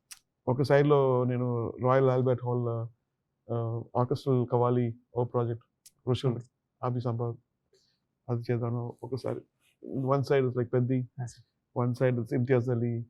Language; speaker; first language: Telugu; non-native, learner; Tamil